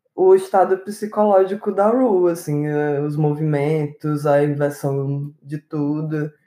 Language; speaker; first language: Portuguese; native; Portuguese